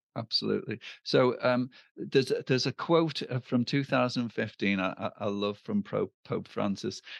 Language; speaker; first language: English; native; English